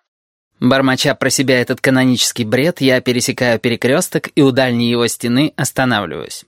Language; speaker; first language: Russian; native; Russian